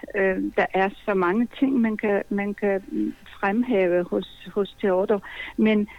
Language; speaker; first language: Danish; non-native, fluent; Polish